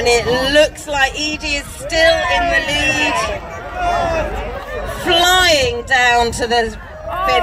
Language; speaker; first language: English; native; English